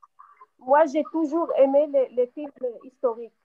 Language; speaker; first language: French; non-native, local second language; Arabic